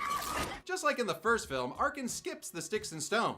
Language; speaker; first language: English; native; English